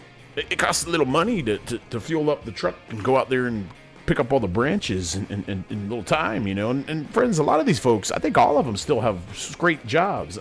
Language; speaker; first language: English; native; English